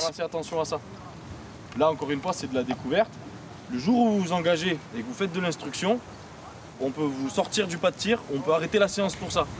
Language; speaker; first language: French; native; French